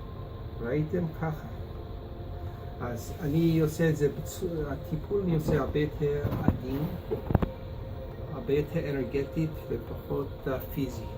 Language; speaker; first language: Hebrew; non-native, fluent; English